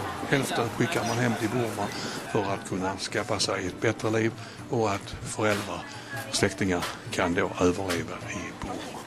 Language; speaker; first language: Swedish; native; Swedish